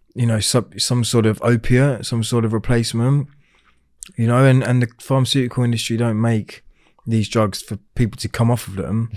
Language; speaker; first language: English; native; English